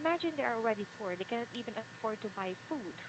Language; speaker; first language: English; non-native, fluent; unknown